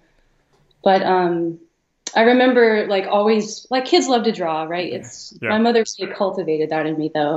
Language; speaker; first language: English; native; English